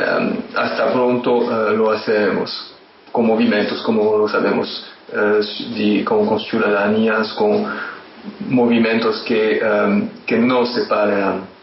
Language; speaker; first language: Spanish; non-native, fluent; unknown